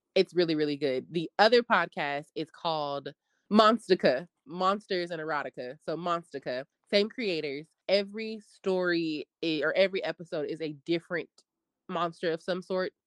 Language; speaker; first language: English; native; English